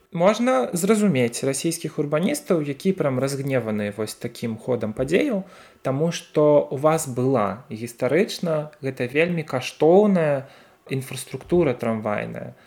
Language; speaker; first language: Belarusian; non-native, local second language; Russian